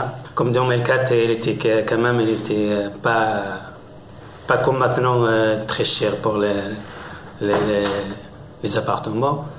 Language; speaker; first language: French; non-native, learner; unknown